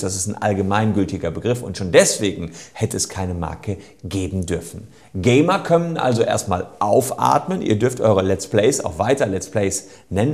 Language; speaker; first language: German; native; German